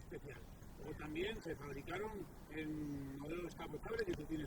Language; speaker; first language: Spanish; native; Spanish